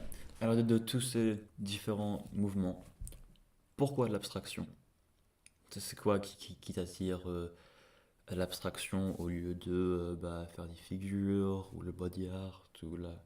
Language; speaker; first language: French; non-native, fluent; English